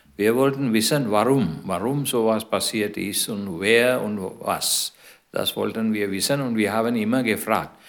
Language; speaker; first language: German; non-native, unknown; Sinhala